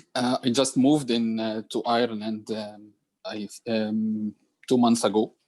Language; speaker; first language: English; non-native, learner; Arabic